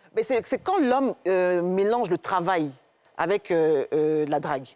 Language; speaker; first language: French; native; French